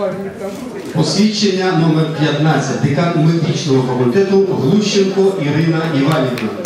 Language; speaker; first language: Ukrainian; native; Ukrainian